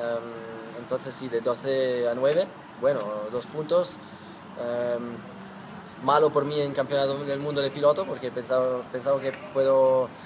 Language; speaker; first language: Spanish; non-native, learner; German